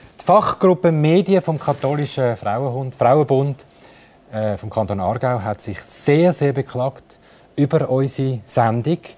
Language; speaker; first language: German; native; German